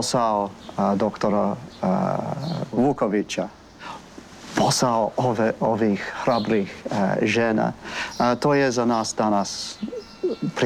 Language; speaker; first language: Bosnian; non-native, fluent; English